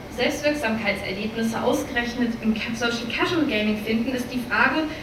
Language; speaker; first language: German; native; German